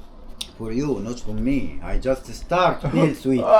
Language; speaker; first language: English; non-native, learner; Arabic